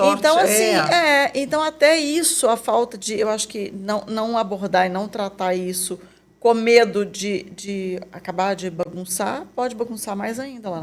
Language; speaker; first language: Portuguese; native; Portuguese